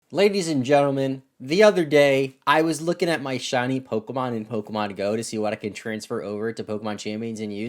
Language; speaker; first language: English; native; English